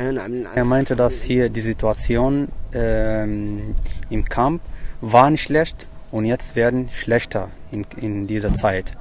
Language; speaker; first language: German; non-native, learner; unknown